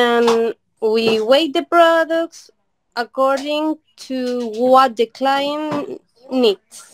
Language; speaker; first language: English; non-native, learner; Spanish